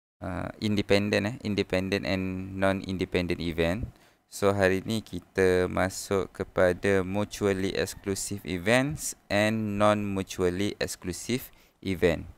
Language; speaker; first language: English; non-native, local second language; Malay